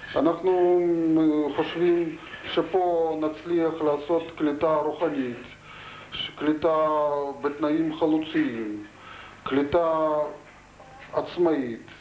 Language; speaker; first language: Hebrew; non-native, fluent; Russian